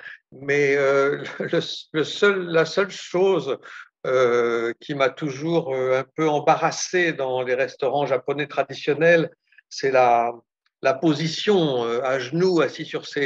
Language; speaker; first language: French; native; French